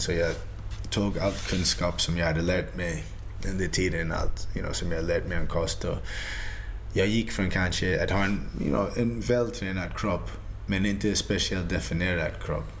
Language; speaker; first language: Swedish; early bilingual, heritage; Swedish